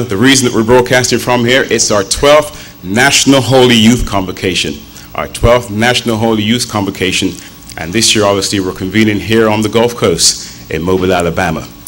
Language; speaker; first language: English; native; English